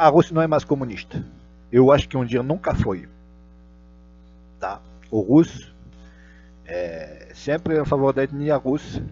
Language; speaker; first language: Portuguese; non-native, fluent; Russian